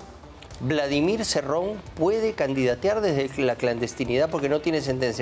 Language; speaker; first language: Spanish; native; Spanish